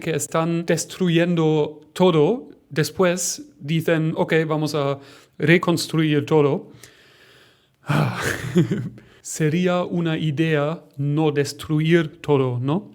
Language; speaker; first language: Spanish; non-native, fluent; German